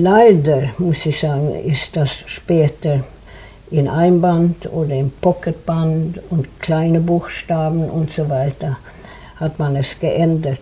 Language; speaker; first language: German; non-native, fluent; Swedish